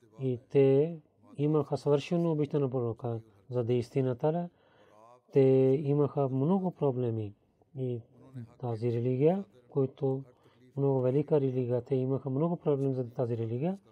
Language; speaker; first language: Bulgarian; non-native, learner; Urdu